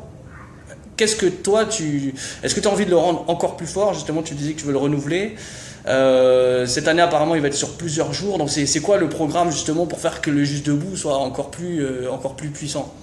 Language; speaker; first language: French; native; French